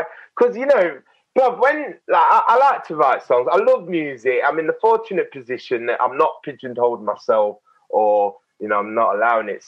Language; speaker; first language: English; native; English